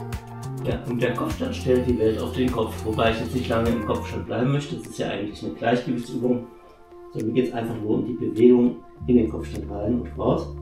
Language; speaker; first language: German; native; German